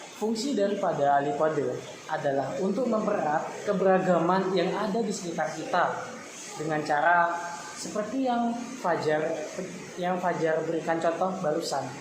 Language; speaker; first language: Indonesian; non-native, local second language; Madurese